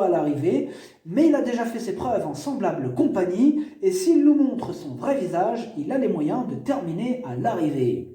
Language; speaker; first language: French; native; French